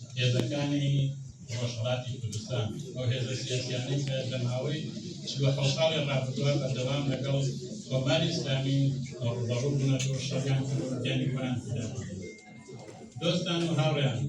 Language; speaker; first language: Central Kurdish; native; Central Kurdish